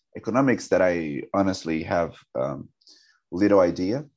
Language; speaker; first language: English; non-native, fluent; Portuguese